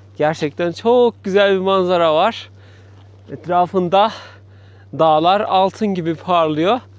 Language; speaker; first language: Turkish; native; Turkish